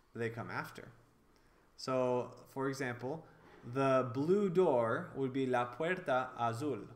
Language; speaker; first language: English; native; English